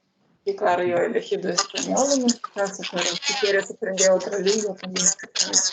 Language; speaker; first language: Spanish; non-native, learner; Lithuanian